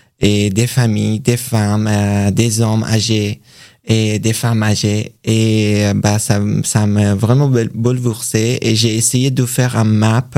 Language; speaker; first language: French; non-native, learner; Persian